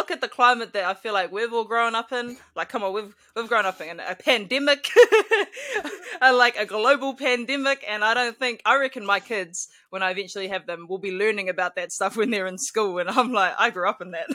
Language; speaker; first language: English; native; English